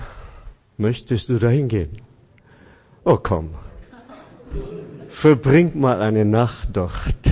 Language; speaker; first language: German; non-native, fluent; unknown